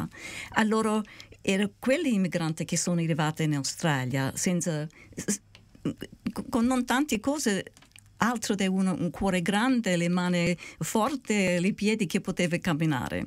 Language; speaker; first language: Italian; early bilingual, heritage; Italian